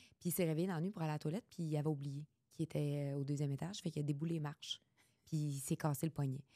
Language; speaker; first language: French; native; French